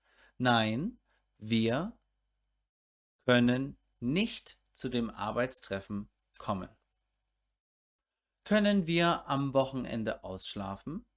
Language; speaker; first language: German; non-native, fluent; English